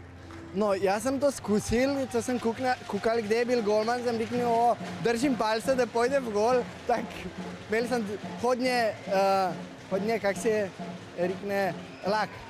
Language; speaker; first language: Czech; non-native, learner; Slovenian